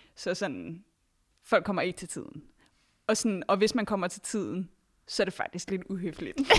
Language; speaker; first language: Danish; native; Danish